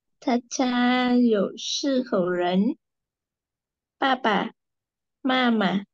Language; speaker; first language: Chinese; non-native, learner; Vietnamese